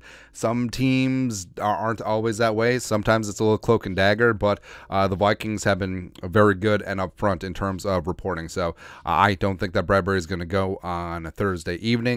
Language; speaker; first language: English; native; English